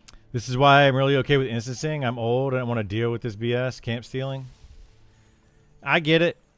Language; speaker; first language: English; native; English